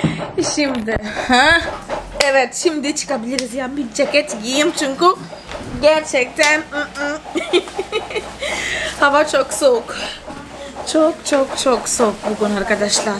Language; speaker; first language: Turkish; non-native, fluent; Portuguese